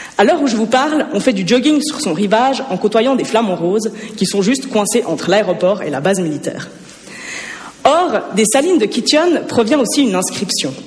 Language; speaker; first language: French; native; French